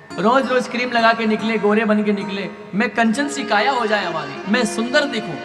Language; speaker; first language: Hindi; non-native, local second language; Marwari